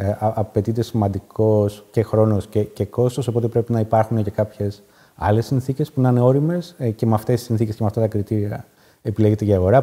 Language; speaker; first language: Greek; native; Greek